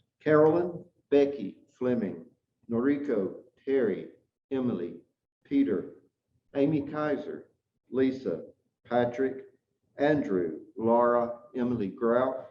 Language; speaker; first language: English; native; English